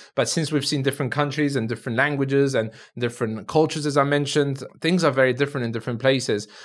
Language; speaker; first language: English; non-native, fluent; Turkish